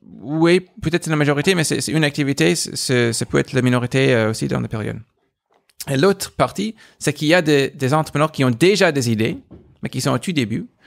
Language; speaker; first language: French; non-native, fluent; English